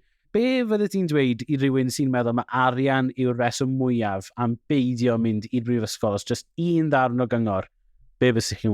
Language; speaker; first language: Welsh; native; Welsh